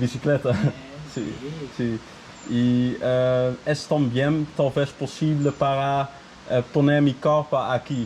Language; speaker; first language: Spanish; non-native, learner; Dutch